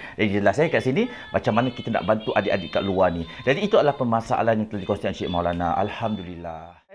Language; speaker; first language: Malay; native; Malay